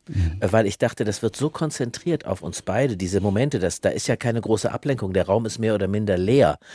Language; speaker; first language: German; native; German